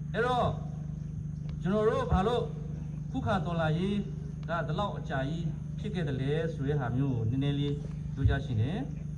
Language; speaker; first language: Burmese; non-native, local second language; Western Kayah